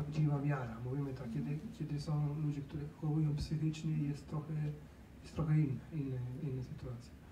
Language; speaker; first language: Polish; non-native, learner; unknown